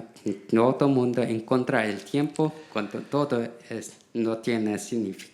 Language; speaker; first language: Spanish; non-native, learner; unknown